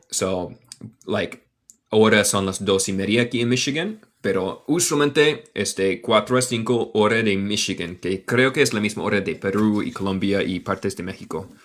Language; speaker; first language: Spanish; non-native, learner; English